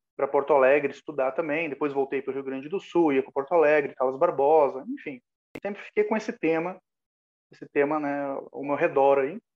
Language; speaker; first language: Portuguese; native; Portuguese